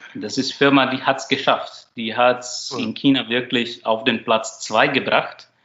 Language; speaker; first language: German; non-native, fluent; Slovak